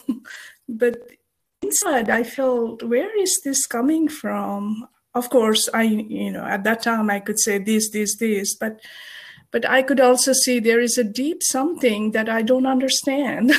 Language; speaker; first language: English; non-native, local second language; Bangla